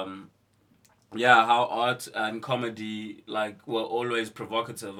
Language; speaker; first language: English; non-native, local second language; Xhosa